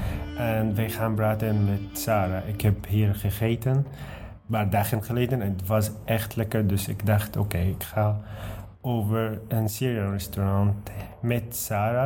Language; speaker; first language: Dutch; non-native, learner; Arabic